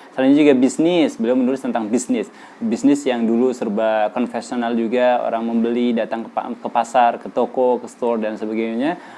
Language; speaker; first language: Indonesian; native; Indonesian